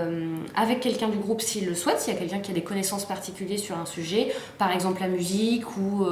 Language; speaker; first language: French; native; French